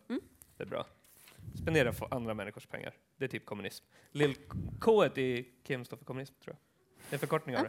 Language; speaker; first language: Swedish; early bilingual, other home language; Kurdish